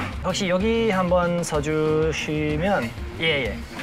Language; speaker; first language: Korean; non-native, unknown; English